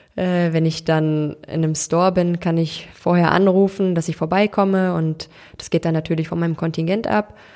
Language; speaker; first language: German; early bilingual, other home language; Turkish